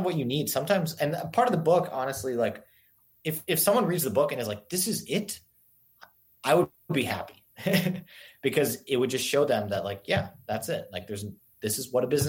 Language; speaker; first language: English; native; English